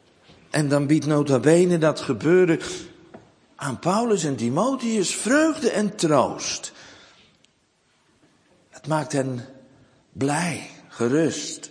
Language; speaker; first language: Dutch; native; Dutch